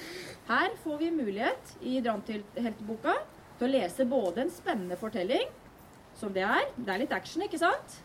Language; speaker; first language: Norwegian; native; Norwegian